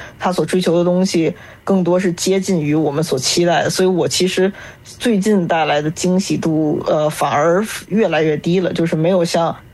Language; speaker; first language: Chinese; native; Chinese